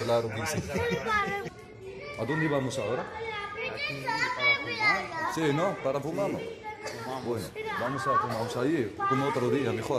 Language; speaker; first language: Spanish; non-native, learner; Arabic